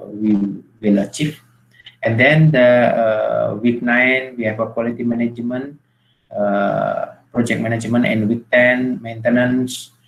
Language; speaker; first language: English; non-native, learner; Indonesian